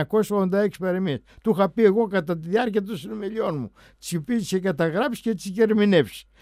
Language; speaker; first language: Greek; native; Greek